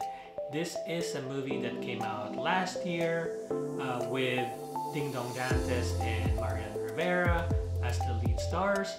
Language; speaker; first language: English; non-native, local second language; Filipino